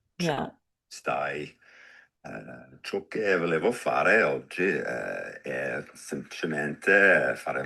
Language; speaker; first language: Italian; non-native, fluent; English